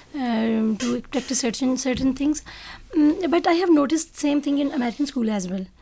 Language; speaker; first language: English; non-native, local second language; Urdu